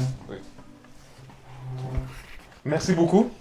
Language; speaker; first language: French; non-native, fluent; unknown